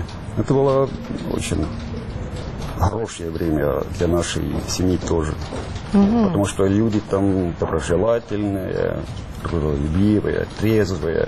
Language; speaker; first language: Russian; non-native, fluent; Estonian